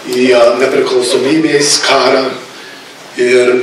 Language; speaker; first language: Lithuanian; early bilingual, other home language; English